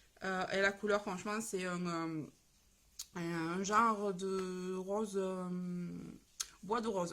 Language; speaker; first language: French; native; French